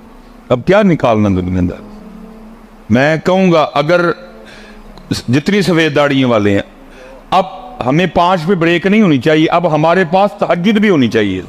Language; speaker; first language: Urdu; non-native, local second language; Punjabi